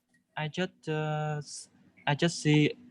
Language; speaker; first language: English; non-native, learner; Vietnamese